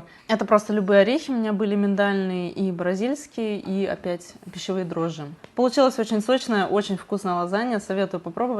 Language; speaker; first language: Russian; native; Russian